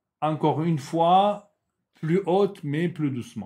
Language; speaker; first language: French; non-native, fluent; Turkish